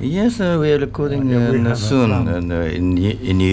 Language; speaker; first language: English; non-native, learner; Japanese